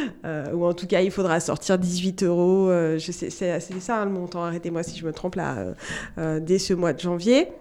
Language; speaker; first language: French; native; French